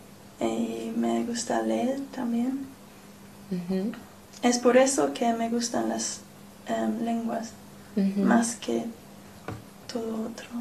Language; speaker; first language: Spanish; non-native, learner; English